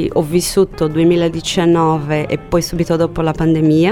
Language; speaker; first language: Italian; non-native, fluent; Portuguese